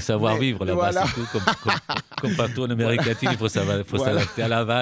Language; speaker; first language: French; native; French